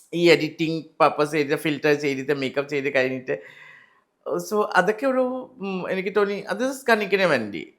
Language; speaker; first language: Malayalam; non-native, learner; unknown